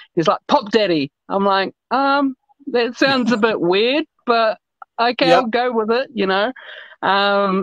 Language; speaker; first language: English; native; English